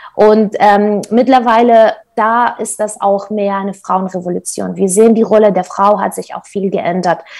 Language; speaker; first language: German; non-native, fluent; Kurdish